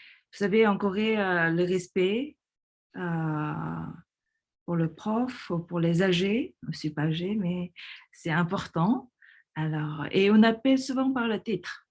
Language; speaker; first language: French; non-native, fluent; Korean